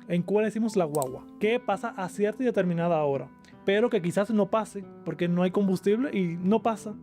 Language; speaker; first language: Spanish; native; Spanish